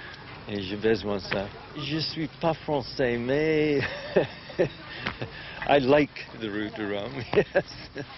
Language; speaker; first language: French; non-native, learner; English